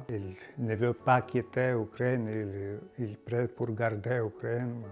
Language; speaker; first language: French; non-native, learner; Ukrainian